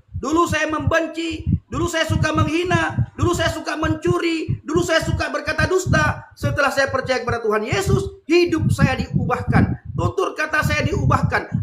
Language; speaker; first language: Indonesian; non-native, local second language; Achinese